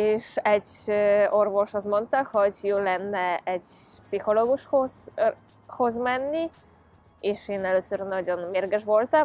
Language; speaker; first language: Hungarian; non-native, fluent; Polish